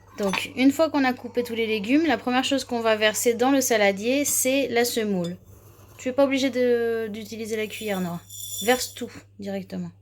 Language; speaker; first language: French; native; French